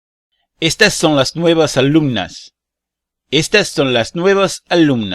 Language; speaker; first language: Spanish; non-native, learner; Portuguese